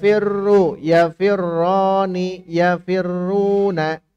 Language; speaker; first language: Arabic; non-native, fluent; Indonesian